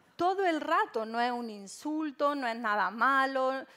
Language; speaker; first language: Spanish; native; Spanish